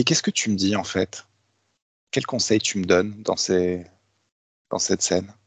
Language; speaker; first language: French; native; French